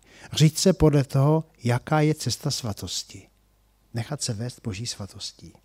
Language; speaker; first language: Czech; native; Czech